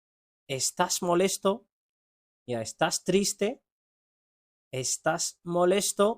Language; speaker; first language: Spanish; non-native, fluent; Urdu